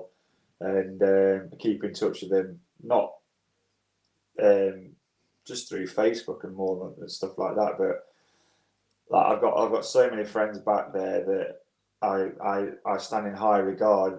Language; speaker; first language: English; native; English